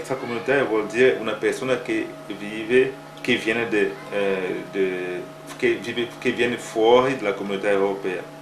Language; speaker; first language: Italian; non-native, fluent; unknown